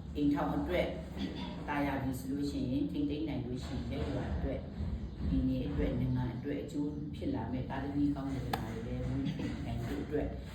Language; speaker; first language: Burmese; non-native, local second language; Kachin